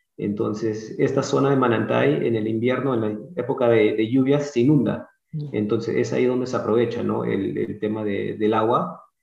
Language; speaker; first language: Spanish; early bilingual, heritage; Spanish